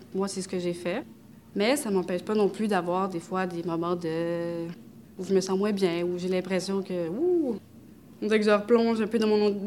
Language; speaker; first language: French; native; French